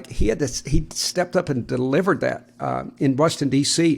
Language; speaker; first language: English; native; English